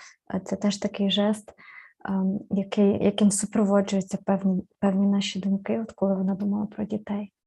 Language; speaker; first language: Ukrainian; native; Ukrainian